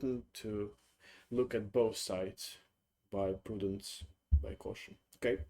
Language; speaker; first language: English; non-native, fluent; Russian